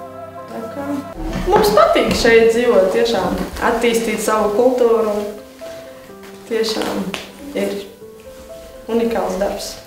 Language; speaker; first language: Latvian; non-native, local second language; Russian